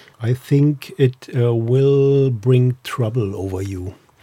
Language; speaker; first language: English; non-native, learner; German